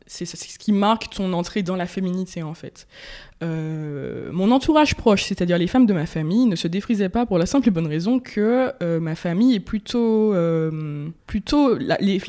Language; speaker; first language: French; native; French